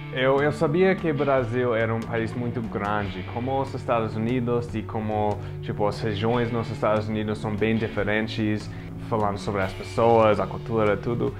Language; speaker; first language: Portuguese; non-native, fluent; English